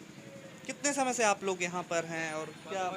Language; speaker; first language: Hindi; native; Hindi